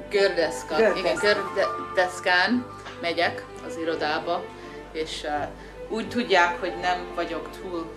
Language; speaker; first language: Hungarian; early bilingual, heritage; English